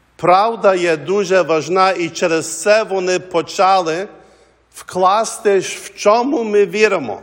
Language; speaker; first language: Ukrainian; early bilingual, heritage; Ukrainian